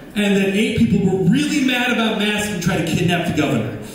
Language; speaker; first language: English; native; English